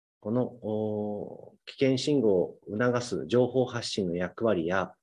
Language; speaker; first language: Japanese; native; Japanese